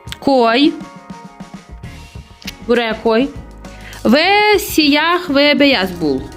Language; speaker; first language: Turkish; non-native, learner; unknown